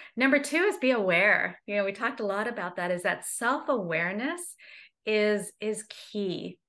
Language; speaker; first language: English; native; English